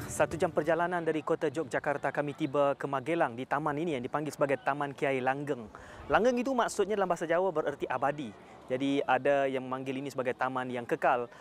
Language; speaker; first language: Malay; native; Malay